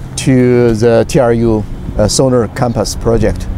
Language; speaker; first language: English; non-native, fluent; Chinese